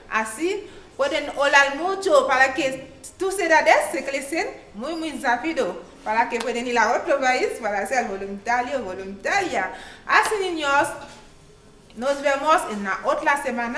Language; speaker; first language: Spanish; non-native, learner; Haitian Creole